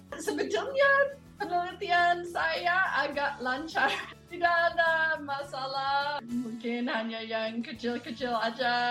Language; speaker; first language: Indonesian; non-native, fluent; English